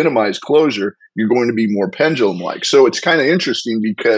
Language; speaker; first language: English; native; English